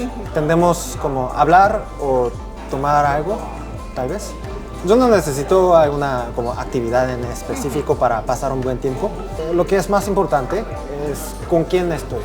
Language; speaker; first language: Spanish; non-native, fluent; Korean